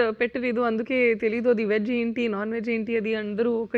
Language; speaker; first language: Telugu; non-native, local second language; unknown